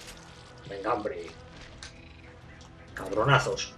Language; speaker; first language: Spanish; native; Spanish